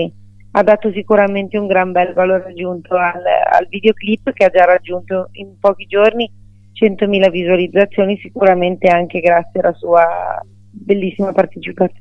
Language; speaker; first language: Italian; native; Italian